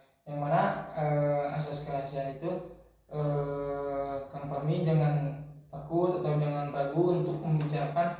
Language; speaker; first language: Indonesian; native; Indonesian